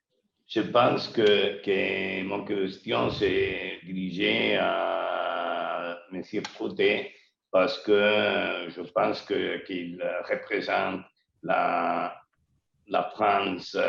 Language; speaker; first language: French; non-native, learner; Spanish